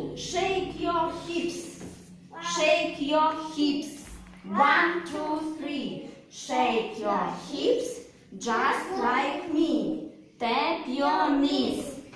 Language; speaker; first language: English; non-native, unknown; Ukrainian